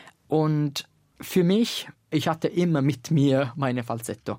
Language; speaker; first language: German; non-native, fluent; Italian